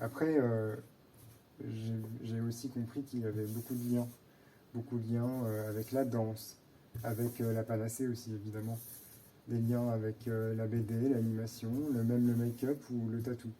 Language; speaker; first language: French; native; French